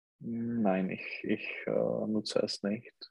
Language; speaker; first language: German; non-native, learner; Czech